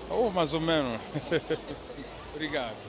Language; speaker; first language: Portuguese; non-native, learner; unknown